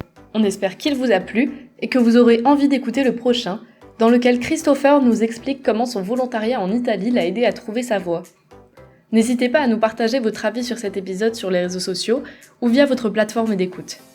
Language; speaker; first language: French; native; French